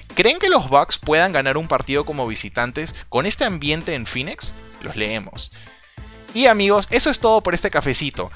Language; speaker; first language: Spanish; native; Spanish